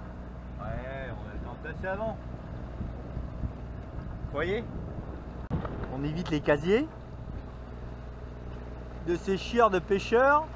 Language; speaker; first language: French; native; French